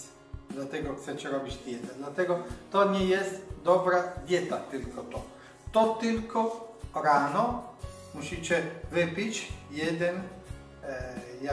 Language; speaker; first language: Polish; non-native, learner; Italian